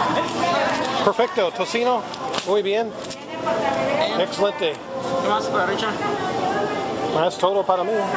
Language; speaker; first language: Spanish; non-native, learner; English